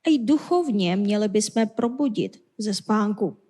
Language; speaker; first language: Czech; non-native, fluent; Korean